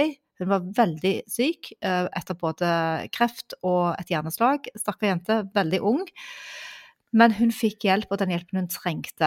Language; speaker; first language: Norwegian; native; Norwegian